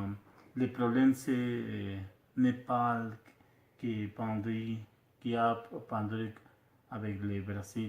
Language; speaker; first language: French; non-native, learner; Spanish